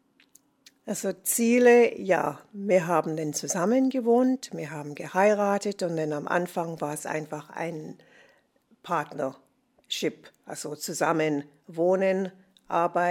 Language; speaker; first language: German; non-native, fluent; English